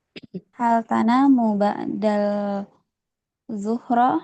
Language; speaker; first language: Arabic; non-native, learner; Indonesian